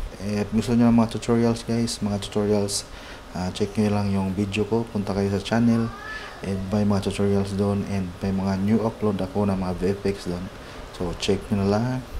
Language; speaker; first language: Filipino; non-native, local second language; Cebuano